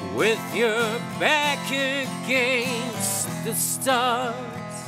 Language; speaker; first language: English; native; English